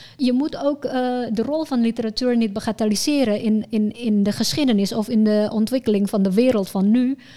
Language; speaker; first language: Dutch; non-native, fluent; Indonesian